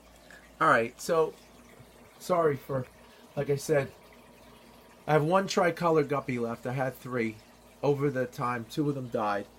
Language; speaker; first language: English; native; English